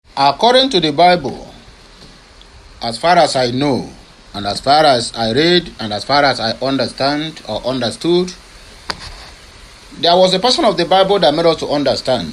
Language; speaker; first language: English; non-native, local second language; Igbo